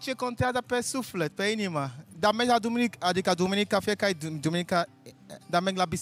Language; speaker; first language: Romanian; non-native, learner; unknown